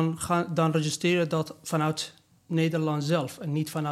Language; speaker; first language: Dutch; non-native, fluent; Persian